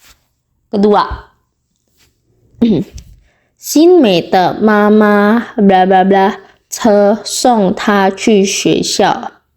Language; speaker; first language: Chinese; non-native, fluent; Indonesian